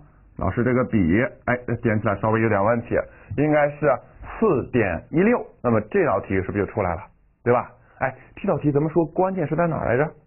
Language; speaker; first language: Chinese; native; Chinese